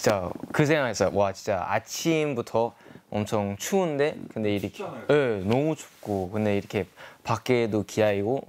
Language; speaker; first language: Korean; non-native, learner; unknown